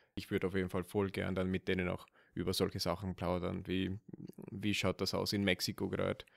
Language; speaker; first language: German; non-native, fluent; Spanish